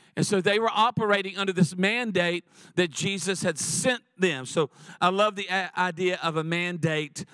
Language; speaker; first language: English; native; English